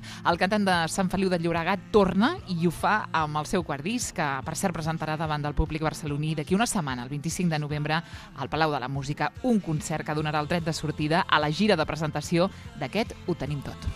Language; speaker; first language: Catalan; native; Catalan